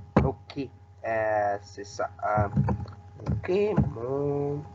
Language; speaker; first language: French; non-native, learner; Spanish